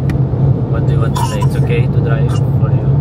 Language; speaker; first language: English; non-native, local second language; Filipino